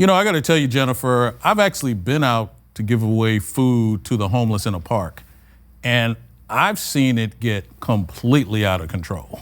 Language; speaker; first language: English; native; English